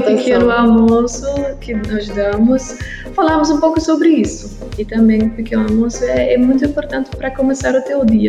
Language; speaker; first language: Portuguese; non-native, learner; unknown